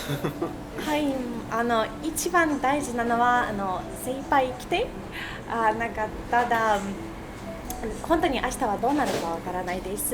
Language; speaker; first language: Japanese; non-native, fluent; Russian